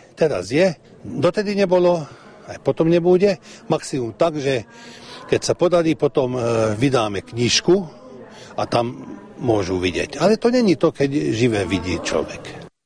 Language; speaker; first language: Slovak; early bilingual, heritage; Slovak